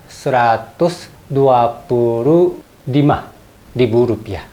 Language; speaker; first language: Indonesian; non-native, fluent; Japanese